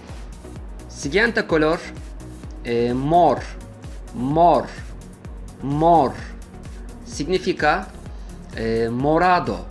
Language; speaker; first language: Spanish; non-native, fluent; Turkish